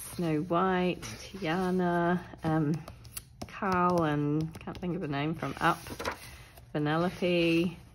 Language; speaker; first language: English; native; English